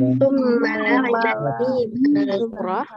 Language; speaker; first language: Arabic; non-native, learner; Indonesian